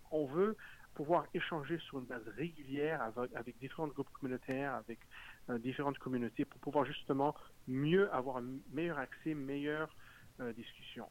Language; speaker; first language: French; native; French